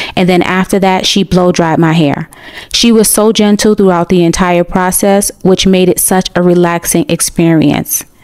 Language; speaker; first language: English; native; English